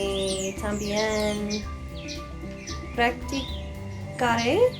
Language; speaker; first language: Spanish; non-native, learner; English